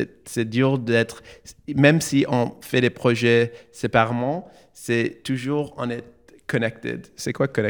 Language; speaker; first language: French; non-native, learner; English